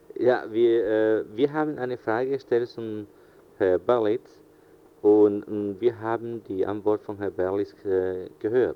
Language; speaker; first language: German; non-native, fluent; Spanish